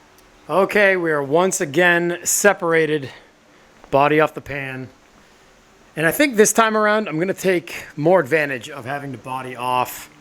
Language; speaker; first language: English; native; English